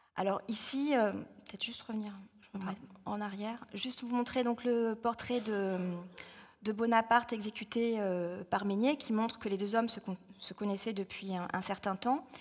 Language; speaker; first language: French; native; French